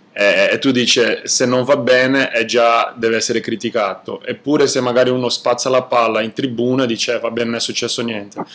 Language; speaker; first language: Italian; non-native, fluent; Portuguese